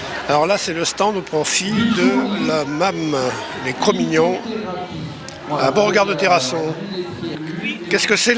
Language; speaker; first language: French; native; French